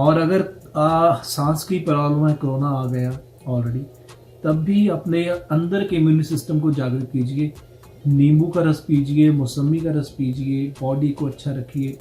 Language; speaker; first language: Hindi; non-native, local second language; Punjabi